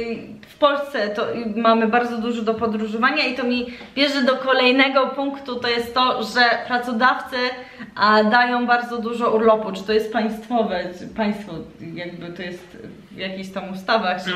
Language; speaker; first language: Polish; early bilingual, heritage; Polish